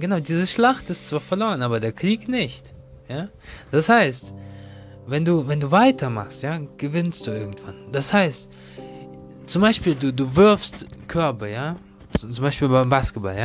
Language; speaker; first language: German; non-native, learner; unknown